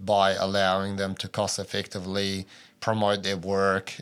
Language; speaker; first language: English; early bilingual, other home language; Albanian